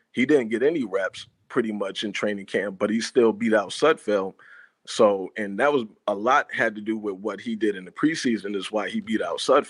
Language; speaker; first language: English; native; English